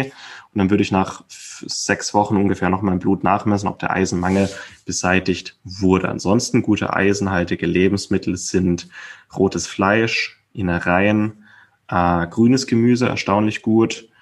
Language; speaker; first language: German; native; German